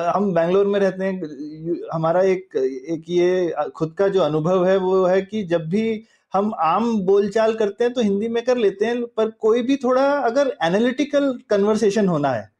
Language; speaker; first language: Hindi; native; Hindi